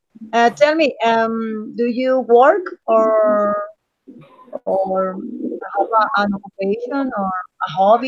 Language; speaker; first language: English; non-native, learner; Spanish